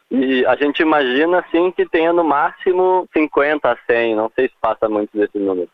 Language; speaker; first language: Portuguese; native; Portuguese